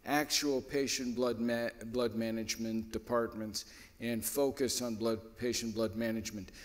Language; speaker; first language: English; native; English